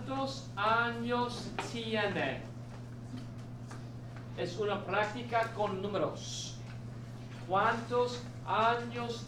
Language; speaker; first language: Spanish; non-native, fluent; English